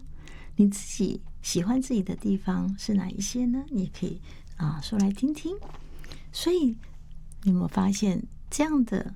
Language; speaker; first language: Chinese; native; Chinese